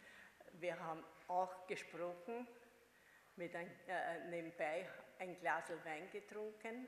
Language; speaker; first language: German; non-native, fluent; Hungarian